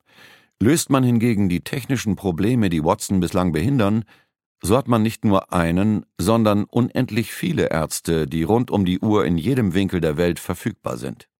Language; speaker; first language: German; native; German